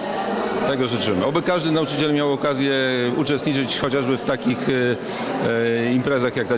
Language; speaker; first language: Polish; native; Polish